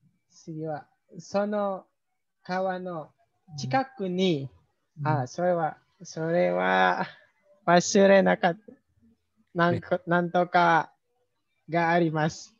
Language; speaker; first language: Japanese; non-native, learner; Indonesian